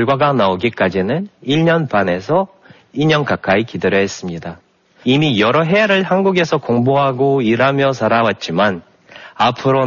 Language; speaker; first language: Korean; non-native, fluent; Russian